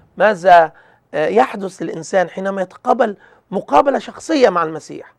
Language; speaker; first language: Arabic; native; Arabic